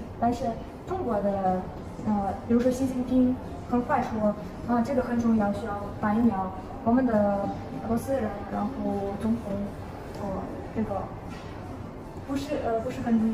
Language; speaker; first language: Chinese; non-native, fluent; Russian